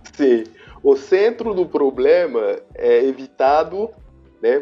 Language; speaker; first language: Portuguese; non-native, fluent; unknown